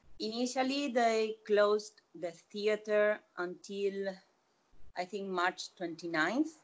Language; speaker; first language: English; non-native, fluent; Spanish